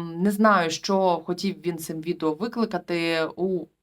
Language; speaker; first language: Ukrainian; native; Ukrainian